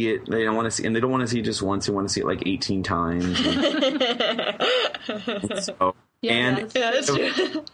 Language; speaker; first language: English; native; English